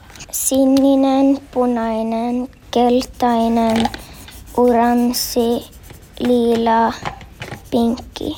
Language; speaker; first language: Finnish; non-native, learner; Swedish